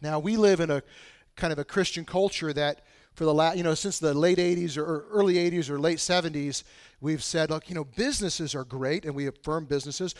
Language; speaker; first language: English; native; English